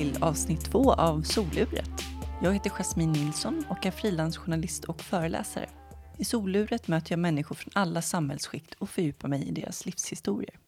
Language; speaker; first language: Swedish; native; Swedish